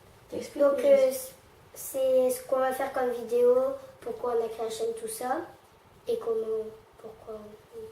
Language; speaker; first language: French; native; French